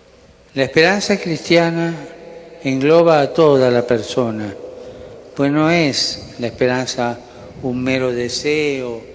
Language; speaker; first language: Spanish; native; Spanish